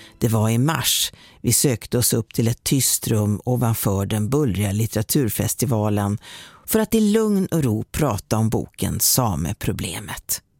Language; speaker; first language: Swedish; native; Swedish